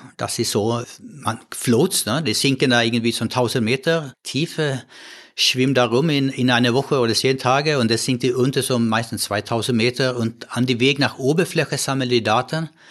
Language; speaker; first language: German; non-native, fluent; Swedish